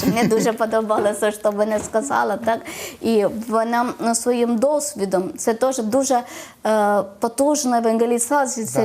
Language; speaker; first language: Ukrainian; non-native, learner; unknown